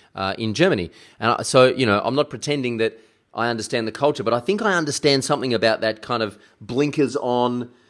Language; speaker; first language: English; early bilingual, other home language; German